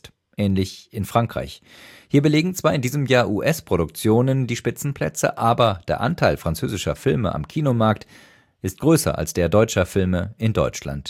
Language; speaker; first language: German; native; German